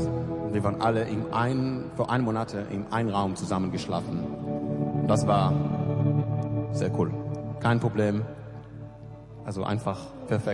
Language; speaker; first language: German; non-native, learner; English